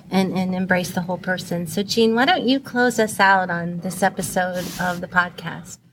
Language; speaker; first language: English; native; English